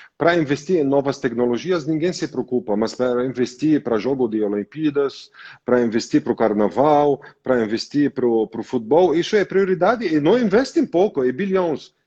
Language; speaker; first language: Portuguese; non-native, fluent; Arabic